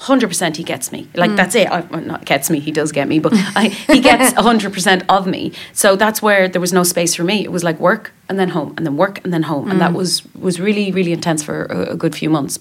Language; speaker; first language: English; native; English